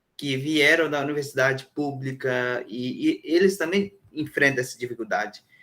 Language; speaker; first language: Portuguese; non-native, local second language; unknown